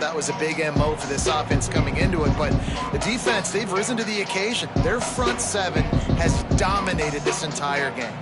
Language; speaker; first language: English; native; English